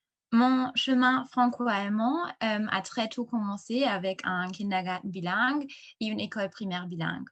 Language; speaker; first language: French; non-native, fluent; German